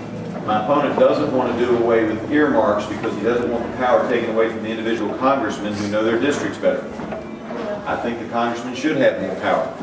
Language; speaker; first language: English; native; English